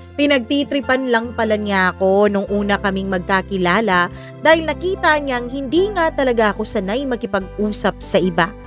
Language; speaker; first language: Filipino; non-native, local second language; Cebuano